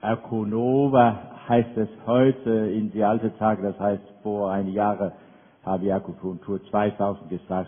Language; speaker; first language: German; non-native, fluent; Danish